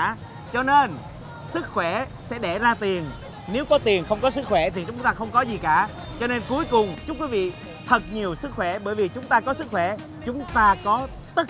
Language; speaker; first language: Vietnamese; early bilingual, other home language; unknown